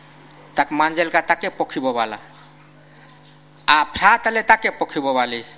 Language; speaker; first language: Czech; non-native, fluent; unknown